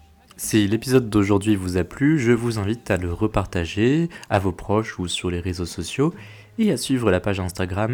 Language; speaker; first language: French; native; French